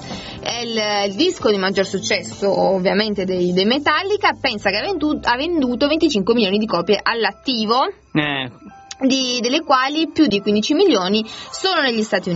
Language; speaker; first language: Italian; native; Italian